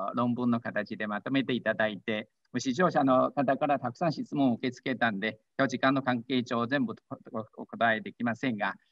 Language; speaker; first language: Japanese; non-native, fluent; Chinese